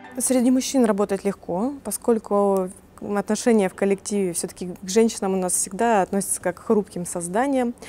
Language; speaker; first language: Russian; native; Russian